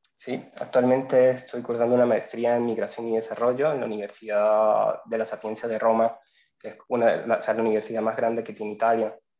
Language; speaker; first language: Spanish; native; Spanish